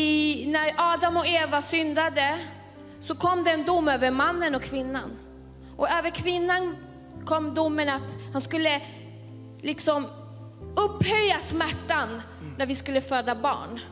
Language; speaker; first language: Swedish; early bilingual, other home language; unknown